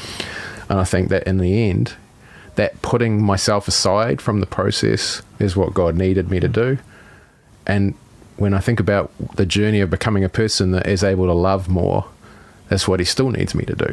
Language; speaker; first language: English; native; English